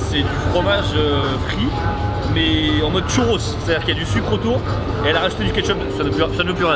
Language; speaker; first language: French; native; French